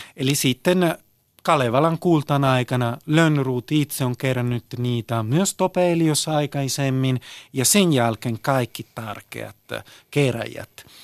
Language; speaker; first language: Finnish; early bilingual, heritage; Italian